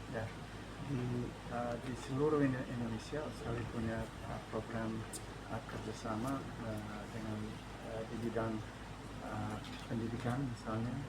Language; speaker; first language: Indonesian; non-native, fluent; English